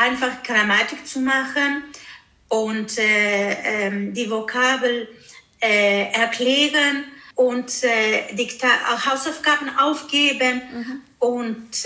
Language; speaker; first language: German; early bilingual, other home language; Greek